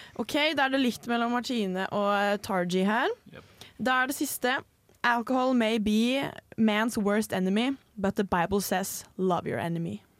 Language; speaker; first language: Norwegian; native; Norwegian